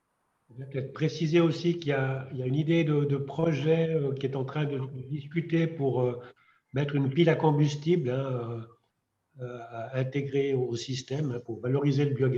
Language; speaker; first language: French; native; French